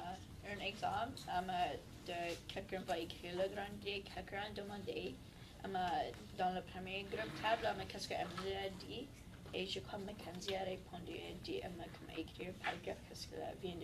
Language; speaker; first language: French; non-native, learner; English